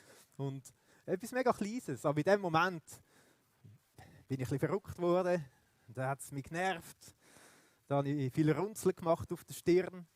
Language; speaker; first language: German; native; German